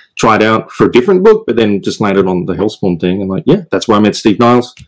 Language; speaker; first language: English; native; English